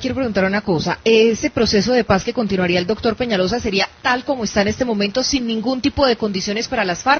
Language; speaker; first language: Spanish; native; Spanish